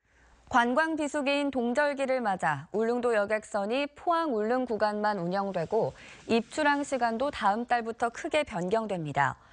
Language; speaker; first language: Korean; native; Korean